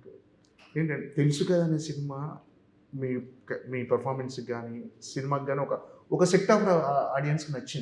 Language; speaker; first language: Telugu; native; Telugu